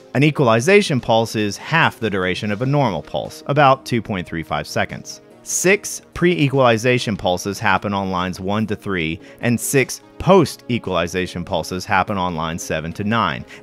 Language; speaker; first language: English; native; English